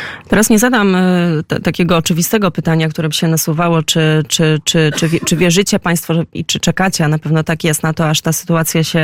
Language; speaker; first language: Polish; native; Polish